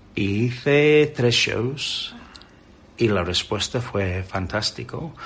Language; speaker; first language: Spanish; non-native, fluent; English